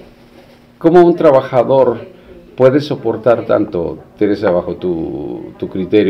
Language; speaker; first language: Spanish; native; Spanish